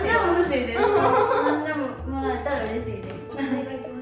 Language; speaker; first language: Japanese; native; Japanese